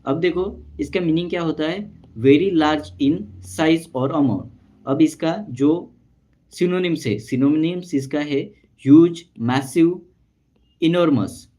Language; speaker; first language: Hindi; non-native, local second language; Marathi